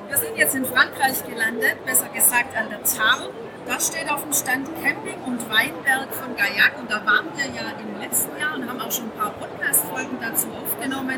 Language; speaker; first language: German; native; German